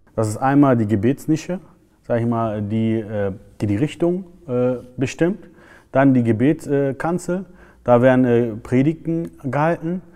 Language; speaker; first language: German; early bilingual, other home language; Turkish